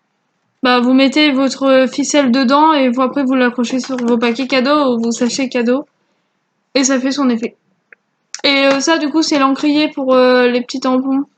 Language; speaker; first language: French; native; French